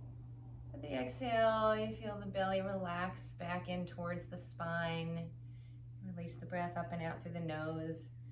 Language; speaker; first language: English; native; English